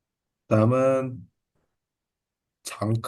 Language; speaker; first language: Chinese; non-native, learner; Indonesian